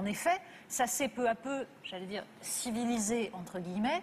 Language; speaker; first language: French; native; French